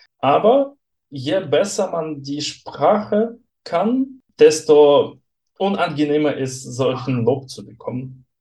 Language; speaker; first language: German; non-native, fluent; Russian